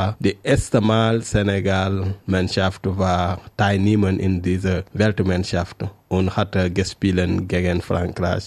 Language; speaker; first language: German; non-native, learner; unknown